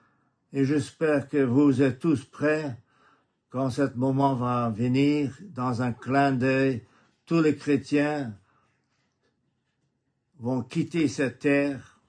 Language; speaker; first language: French; non-native, fluent; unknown